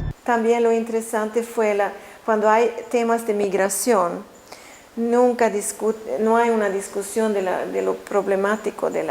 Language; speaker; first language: Spanish; non-native, fluent; Swedish